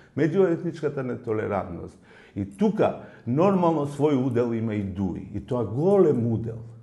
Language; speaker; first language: Macedonian; non-native, local second language; Albanian